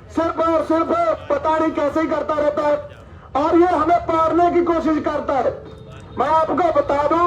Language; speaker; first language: Hindi; native; Hindi